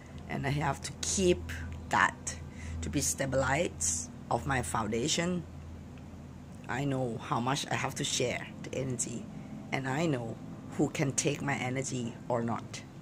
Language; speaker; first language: English; non-native, fluent; Thai